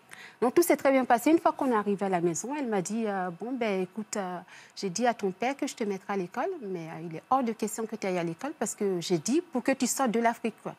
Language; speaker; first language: French; early bilingual, other home language; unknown